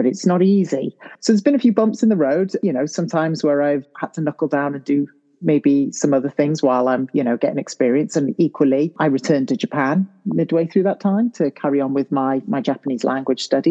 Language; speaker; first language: English; native; English